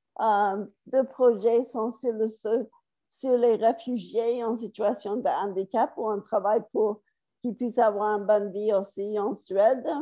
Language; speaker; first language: French; non-native, fluent; English